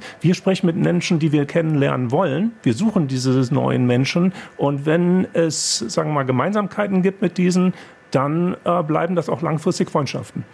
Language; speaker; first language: German; native; German